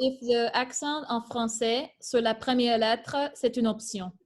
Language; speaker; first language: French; non-native, fluent; English